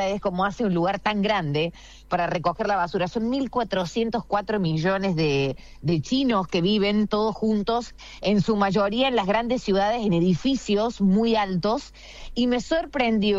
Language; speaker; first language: Spanish; native; Spanish